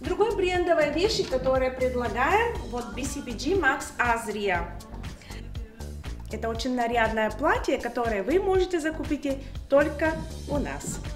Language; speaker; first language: Russian; non-native, learner; Bulgarian